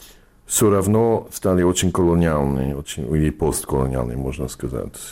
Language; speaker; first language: Russian; non-native, learner; English